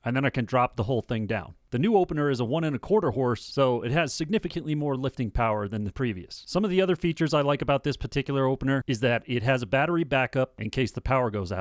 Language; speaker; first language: English; native; English